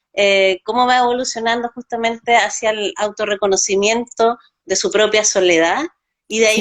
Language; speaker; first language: Spanish; native; Spanish